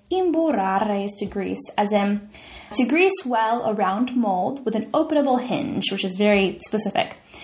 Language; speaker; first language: English; native; English